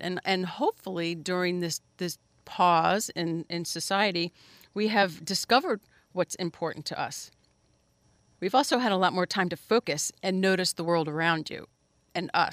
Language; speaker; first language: English; native; English